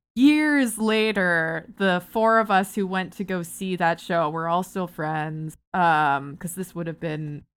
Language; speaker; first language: English; native; English